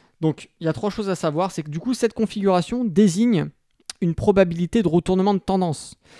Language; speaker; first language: French; native; French